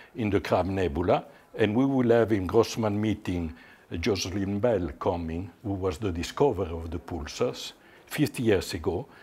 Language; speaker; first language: English; non-native, fluent; Italian